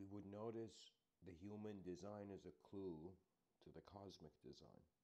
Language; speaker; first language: English; native; English